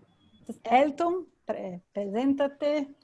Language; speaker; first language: Spanish; non-native, fluent; Portuguese